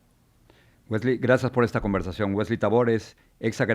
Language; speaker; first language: Spanish; native; Spanish